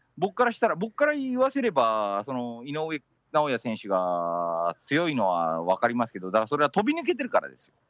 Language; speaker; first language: Japanese; early bilingual, heritage; Japanese